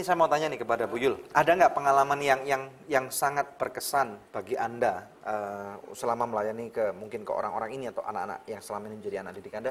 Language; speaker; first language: Indonesian; native; Indonesian